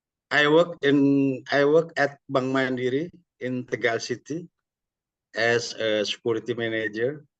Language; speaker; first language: English; non-native, learner; Indonesian